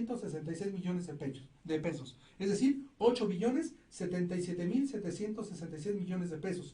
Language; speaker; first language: Spanish; native; Spanish